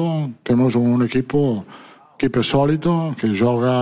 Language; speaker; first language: Portuguese; non-native, learner; Italian